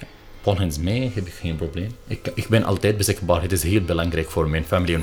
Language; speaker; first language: Dutch; non-native, learner; Arabic